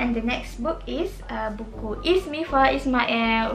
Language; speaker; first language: English; non-native, local second language; Malay